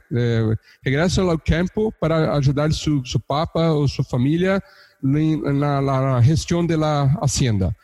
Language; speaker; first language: Portuguese; native; Portuguese